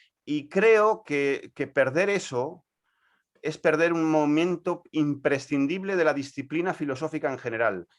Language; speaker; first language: Spanish; native; Spanish